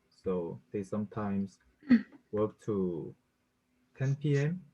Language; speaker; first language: English; non-native, learner; Korean